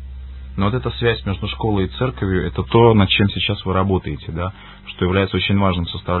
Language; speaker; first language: Russian; native; Russian